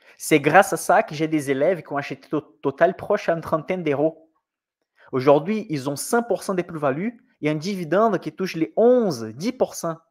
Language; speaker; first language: French; non-native, fluent; Portuguese